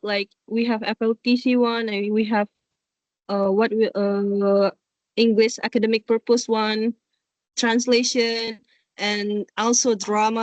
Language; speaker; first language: English; non-native, learner; Indonesian